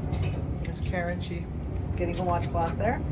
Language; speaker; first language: English; native; English